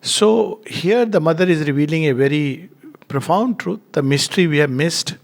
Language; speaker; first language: English; non-native, local second language; Hindi